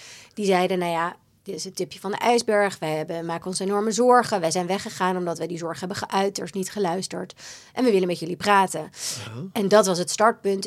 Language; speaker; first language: Dutch; native; Dutch